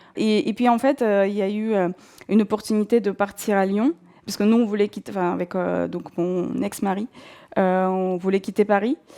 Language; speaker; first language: French; non-native, fluent; Russian